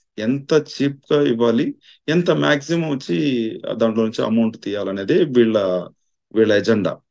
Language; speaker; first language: Telugu; non-native, local second language; Tamil